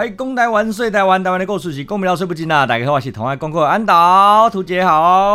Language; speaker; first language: Chinese; native; Chinese